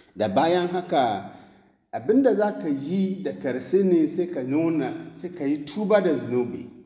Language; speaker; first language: Hausa; non-native, local second language; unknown